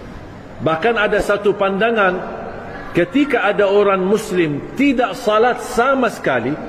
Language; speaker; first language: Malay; non-native, fluent; Arabic